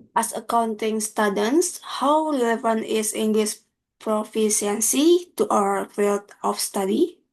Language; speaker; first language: English; non-native, learner; Indonesian